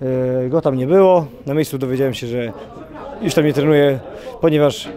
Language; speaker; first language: Polish; native; Polish